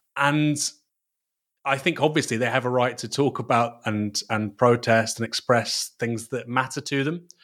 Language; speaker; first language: English; native; English